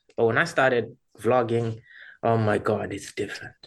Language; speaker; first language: English; non-native, local second language; Kinyarwanda